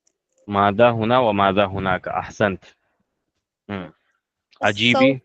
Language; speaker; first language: Arabic; non-native, fluent; Urdu